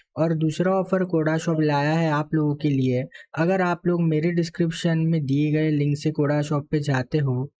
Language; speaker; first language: Hindi; native; Hindi